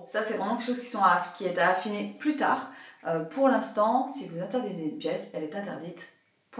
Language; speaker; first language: French; native; French